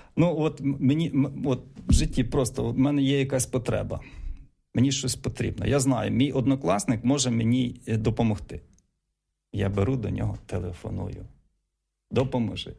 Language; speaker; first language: Ukrainian; native; Ukrainian